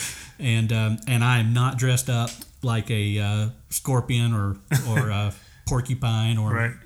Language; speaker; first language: English; native; English